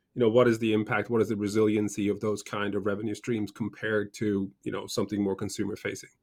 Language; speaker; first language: English; early bilingual, other home language; Norwegian